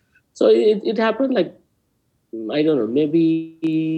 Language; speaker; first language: English; non-native, local second language; Manipuri